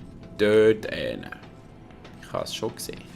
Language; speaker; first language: German; native; German